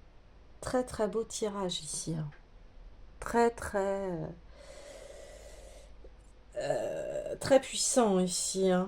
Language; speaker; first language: French; native; French